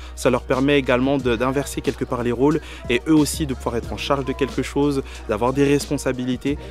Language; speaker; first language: French; native; French